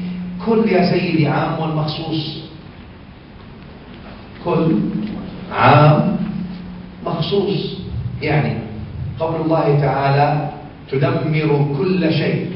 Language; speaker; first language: Arabic; native; Arabic